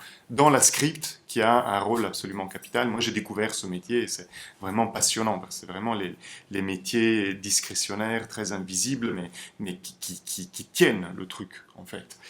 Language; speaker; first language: French; native; French